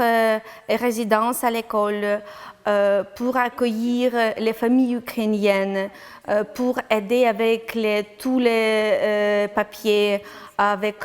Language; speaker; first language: French; non-native, learner; Ukrainian